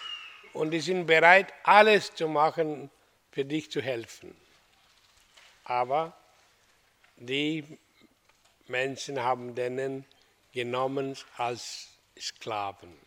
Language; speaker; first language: German; non-native, fluent; Hindi